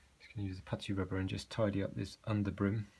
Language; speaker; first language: English; native; English